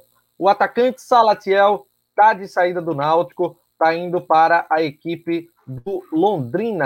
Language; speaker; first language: Portuguese; native; Portuguese